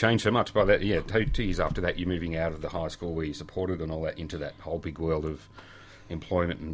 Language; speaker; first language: English; native; English